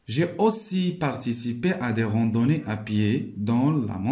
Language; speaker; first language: French; non-native, local second language; Arabic